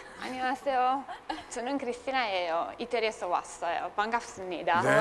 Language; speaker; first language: Korean; non-native, learner; Italian